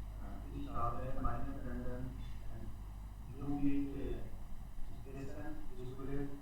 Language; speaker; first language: German; non-native, learner; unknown